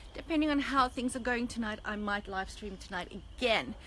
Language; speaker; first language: English; native; English